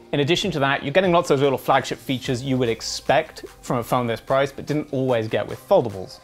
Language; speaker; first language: English; native; English